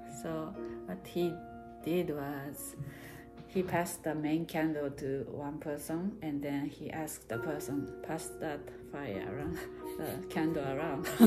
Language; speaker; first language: English; non-native, fluent; Japanese